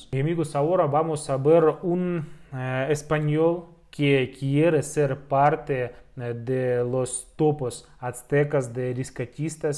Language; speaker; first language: Spanish; non-native, fluent; Russian